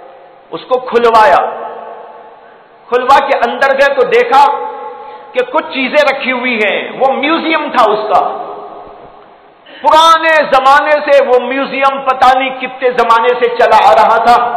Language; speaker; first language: Urdu; native; Urdu